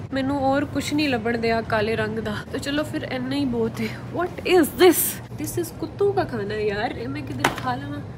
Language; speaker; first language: Urdu; native; Urdu